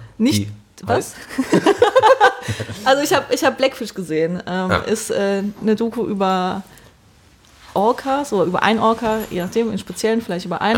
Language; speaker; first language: German; native; German